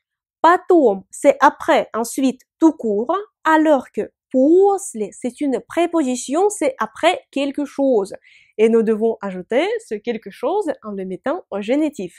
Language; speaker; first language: French; non-native, fluent; Russian